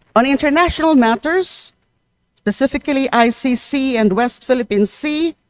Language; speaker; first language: English; non-native, local second language; Filipino